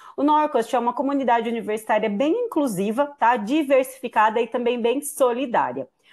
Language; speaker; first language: Portuguese; native; Portuguese